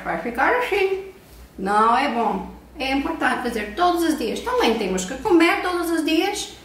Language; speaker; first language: Portuguese; non-native, fluent; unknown